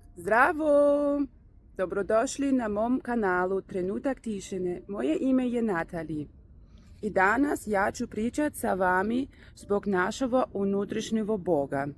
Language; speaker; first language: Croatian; non-native, learner; Russian